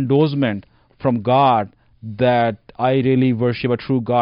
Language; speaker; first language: English; non-native, local second language; Punjabi